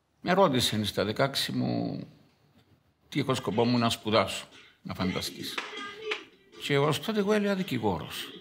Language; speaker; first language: Greek; native; Greek